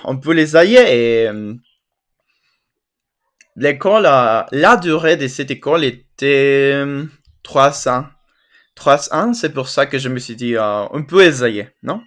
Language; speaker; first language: French; non-native, fluent; Spanish